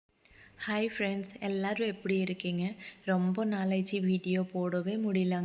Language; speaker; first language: Tamil; non-native, fluent; Assamese